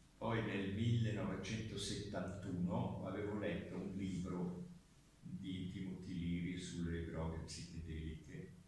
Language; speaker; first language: Italian; non-native, local second language; German